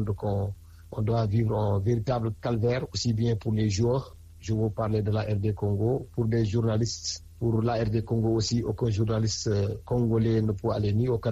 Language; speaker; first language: French; non-native, local second language; Wolof